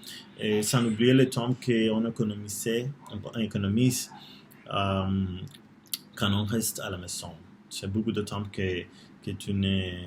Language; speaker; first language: French; non-native, learner; Spanish